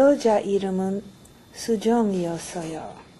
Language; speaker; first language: Korean; non-native, learner; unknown